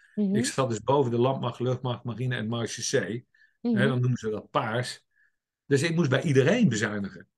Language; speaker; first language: Dutch; native; Dutch